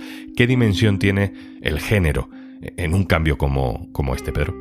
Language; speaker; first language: Spanish; native; Spanish